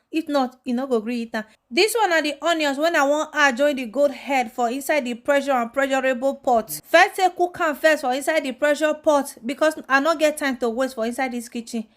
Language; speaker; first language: Nigerian Pidgin; non-native, local second language; Esan